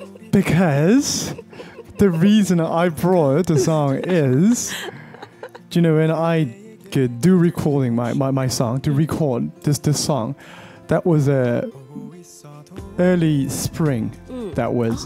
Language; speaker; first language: English; non-native, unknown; Korean